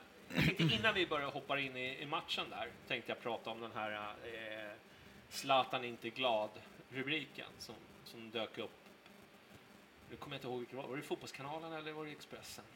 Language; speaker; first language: Swedish; native; Swedish